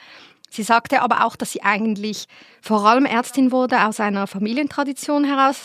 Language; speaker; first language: German; native; German